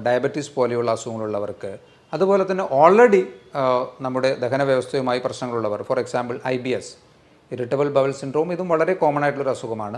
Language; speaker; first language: Malayalam; native; Malayalam